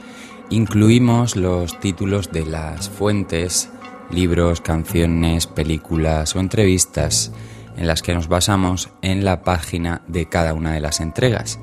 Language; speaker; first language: Spanish; native; Spanish